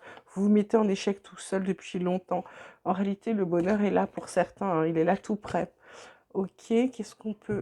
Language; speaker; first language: French; native; French